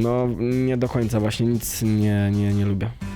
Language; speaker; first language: Polish; native; Polish